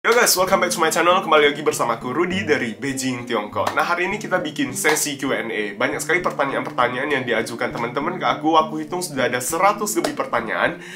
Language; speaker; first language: Indonesian; native; Indonesian